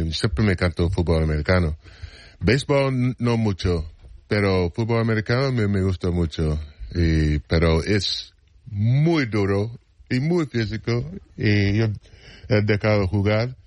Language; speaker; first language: Spanish; non-native, fluent; English